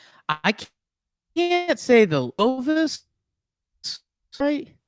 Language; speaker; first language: English; native; English